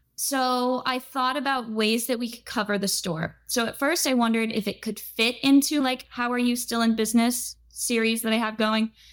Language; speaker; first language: English; native; English